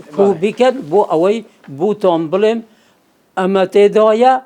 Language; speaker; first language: Central Kurdish; non-native, local second language; Kurdish